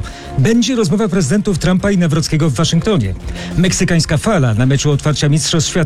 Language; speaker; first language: Polish; native; Polish